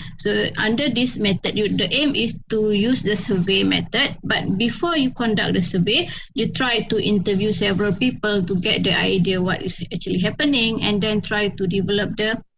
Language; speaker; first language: English; non-native, fluent; Malay